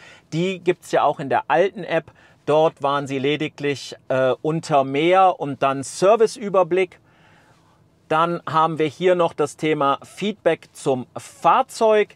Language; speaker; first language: German; native; German